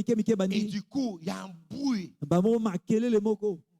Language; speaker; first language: French; non-native, local second language; Lingala